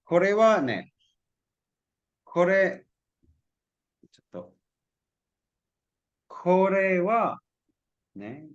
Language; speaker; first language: Japanese; non-native, fluent; Cebuano